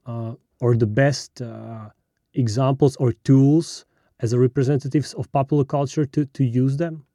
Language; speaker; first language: English; non-native, fluent; Slovak